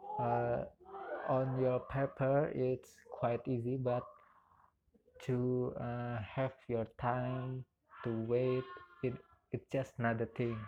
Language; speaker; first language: English; non-native, learner; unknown